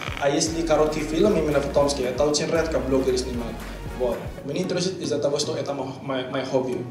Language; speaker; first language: Russian; non-native, learner; Indonesian